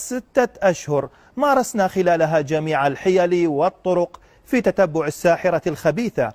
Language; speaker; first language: Arabic; native; Arabic